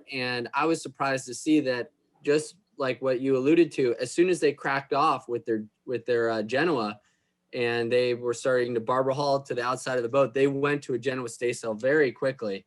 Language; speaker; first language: English; native; English